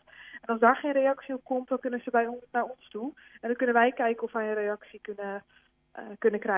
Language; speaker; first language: Dutch; native; Dutch